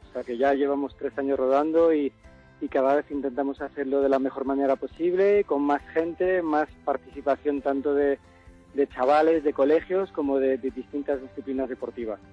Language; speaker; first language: Spanish; non-native, fluent; French